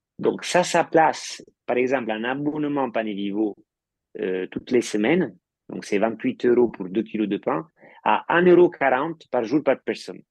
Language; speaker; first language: French; non-native, fluent; Italian